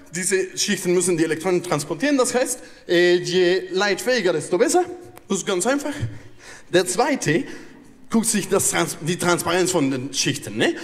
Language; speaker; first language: German; non-native, fluent; Spanish